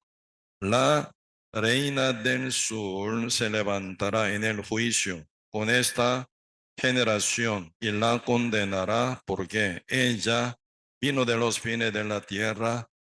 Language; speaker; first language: Spanish; non-native, learner; Korean